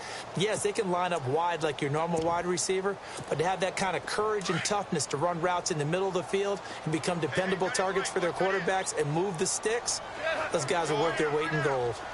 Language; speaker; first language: English; native; English